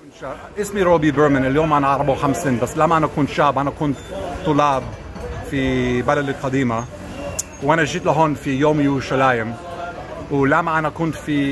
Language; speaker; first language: Arabic; non-native, learner; Hebrew